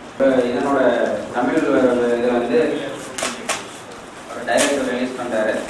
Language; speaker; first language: Tamil; native; Tamil